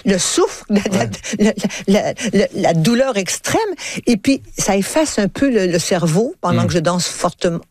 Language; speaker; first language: French; native; French